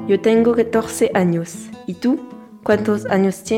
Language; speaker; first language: Spanish; non-native, learner; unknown